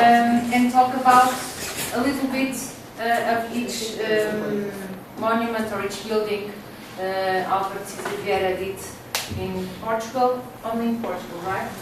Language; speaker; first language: English; non-native, fluent; Portuguese